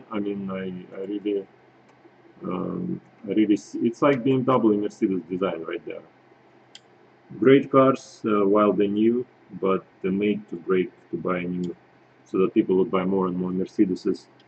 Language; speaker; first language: English; non-native, fluent; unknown